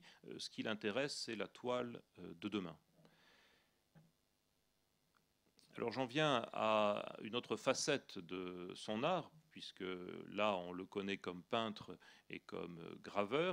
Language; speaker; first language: French; native; French